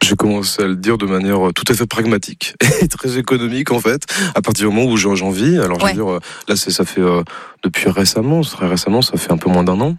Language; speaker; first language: French; native; French